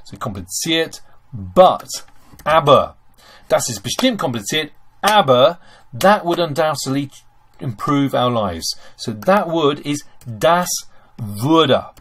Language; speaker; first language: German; non-native, fluent; English